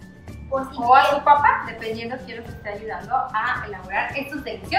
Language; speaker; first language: Spanish; native; Spanish